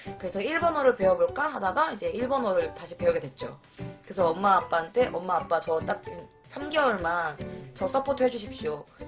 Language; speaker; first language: Korean; native; Korean